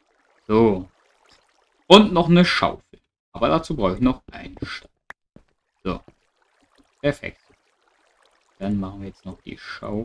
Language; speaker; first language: German; native; German